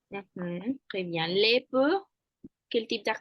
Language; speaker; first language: French; non-native, fluent; Spanish